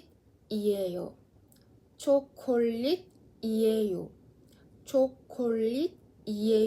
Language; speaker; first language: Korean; non-native, fluent; Mongolian